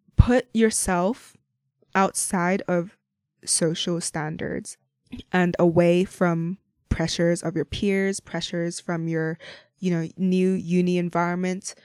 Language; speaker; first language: English; non-native, local second language; Cantonese